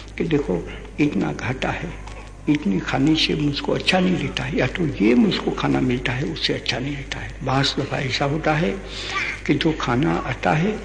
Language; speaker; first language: Hindi; non-native, local second language; Gujarati